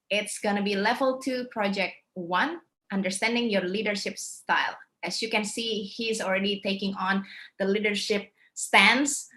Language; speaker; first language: English; non-native, fluent; Dutch